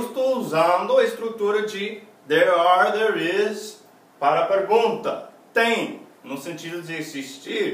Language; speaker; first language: Portuguese; non-native, fluent; English